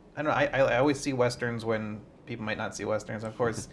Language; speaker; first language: English; native; English